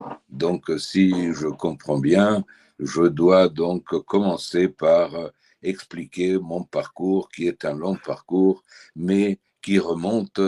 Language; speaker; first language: French; early bilingual, heritage; French